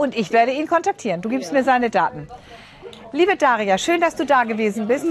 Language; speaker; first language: German; native; German